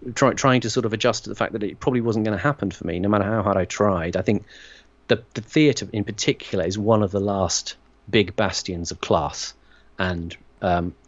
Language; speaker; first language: English; native; English